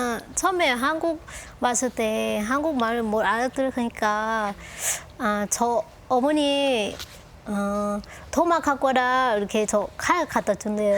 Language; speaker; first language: Korean; non-native, local second language; Lao